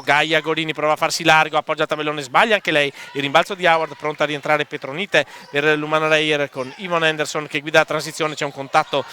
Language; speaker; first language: Italian; native; Italian